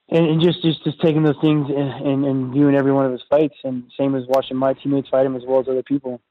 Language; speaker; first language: English; native; English